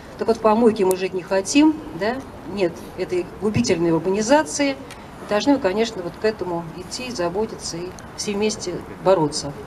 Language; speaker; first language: Russian; native; Russian